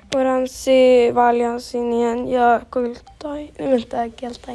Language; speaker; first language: Finnish; non-native, learner; Swedish